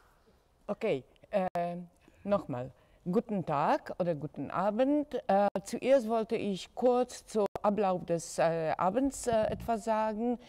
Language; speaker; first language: German; non-native, fluent; Polish